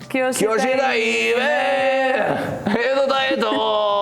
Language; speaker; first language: Albanian; native; Albanian